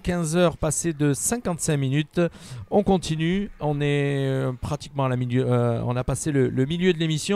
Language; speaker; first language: French; native; French